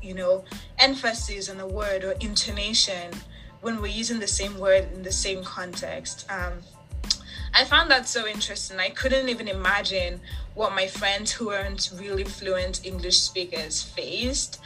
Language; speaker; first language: English; native; English